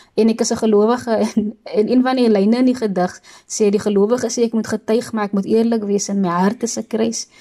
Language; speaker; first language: Afrikaans; native; Afrikaans